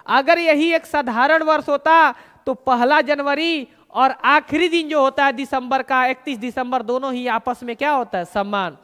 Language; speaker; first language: Hindi; native; Hindi